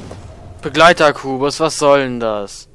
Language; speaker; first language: German; native; German